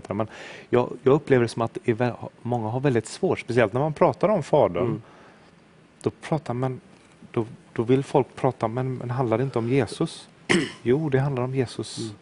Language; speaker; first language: Swedish; native; Swedish